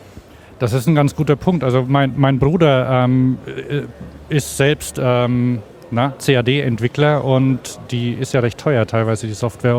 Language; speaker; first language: German; native; German